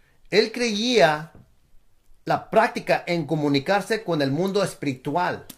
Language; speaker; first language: Spanish; native; Spanish